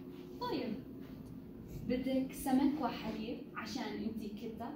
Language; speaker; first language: Arabic; non-native, learner; English